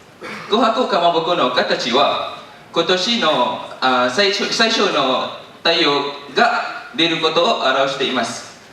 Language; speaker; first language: Japanese; non-native, learner; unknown